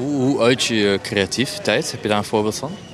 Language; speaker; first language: Dutch; native; Dutch